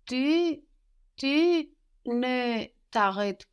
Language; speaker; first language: French; non-native, learner; English